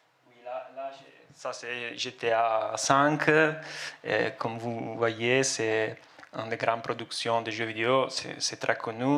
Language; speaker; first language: French; non-native, fluent; Italian